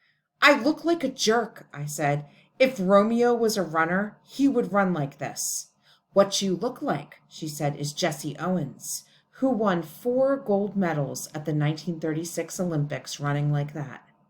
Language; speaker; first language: English; native; English